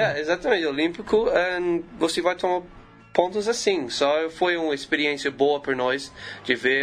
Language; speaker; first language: Portuguese; non-native, learner; English